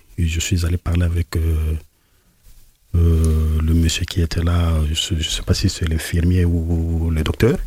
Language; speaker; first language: French; non-native, local second language; Lingala